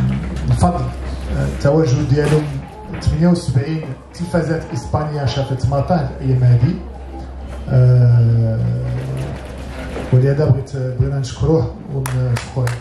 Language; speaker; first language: Arabic; native; Arabic